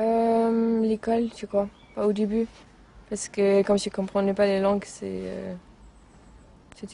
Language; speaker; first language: French; non-native, fluent; Danish